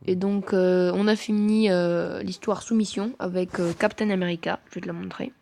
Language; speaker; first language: French; native; French